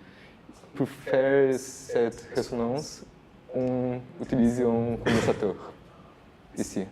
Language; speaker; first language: French; non-native, learner; Portuguese